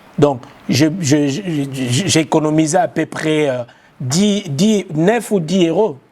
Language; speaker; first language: French; non-native, local second language; Lingala